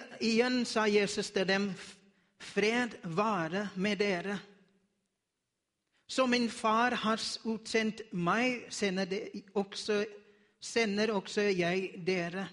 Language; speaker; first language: Norwegian; non-native, learner; Afrikaans